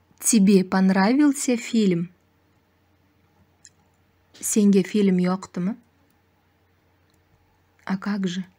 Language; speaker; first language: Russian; non-native, fluent; Uzbek